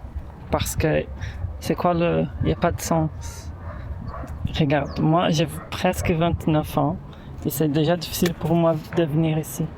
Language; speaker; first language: French; non-native, fluent; Portuguese